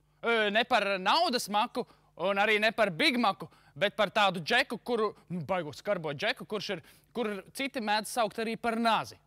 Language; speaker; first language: Latvian; native; Latvian